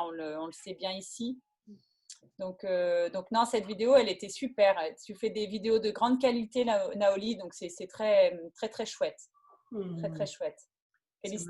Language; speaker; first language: French; native; French